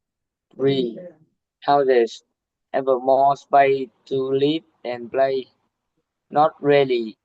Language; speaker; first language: English; non-native, learner; Vietnamese